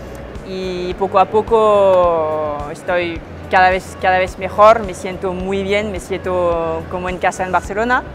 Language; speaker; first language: Spanish; non-native, fluent; French